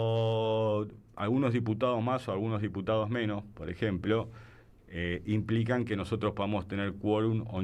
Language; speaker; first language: Spanish; native; Spanish